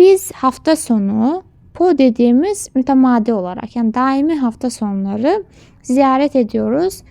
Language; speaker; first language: Turkish; non-native, local second language; Azerbaijani